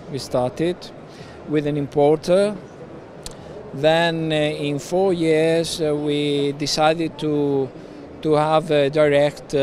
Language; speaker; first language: English; non-native, fluent; Italian